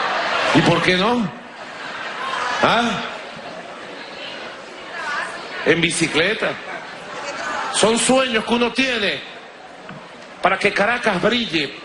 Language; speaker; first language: Spanish; native; Spanish